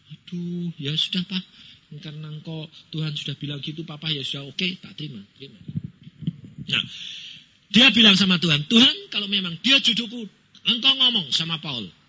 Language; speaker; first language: Indonesian; native; Indonesian